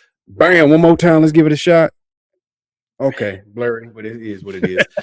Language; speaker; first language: English; native; English